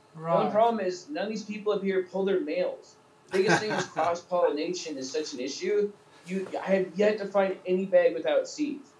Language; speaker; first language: English; native; English